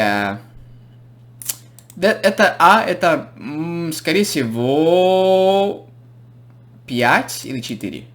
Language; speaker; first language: Russian; non-native, fluent; English